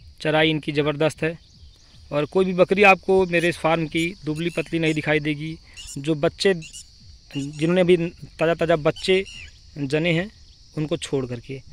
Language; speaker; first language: Hindi; native; Hindi